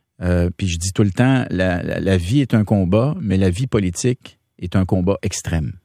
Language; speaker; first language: French; native; French